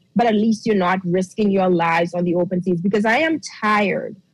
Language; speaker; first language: English; early bilingual, other home language; Haitian Creole